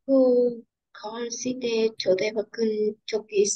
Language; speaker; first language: Korean; non-native, learner; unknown